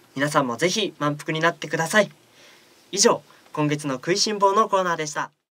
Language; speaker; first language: Japanese; native; Japanese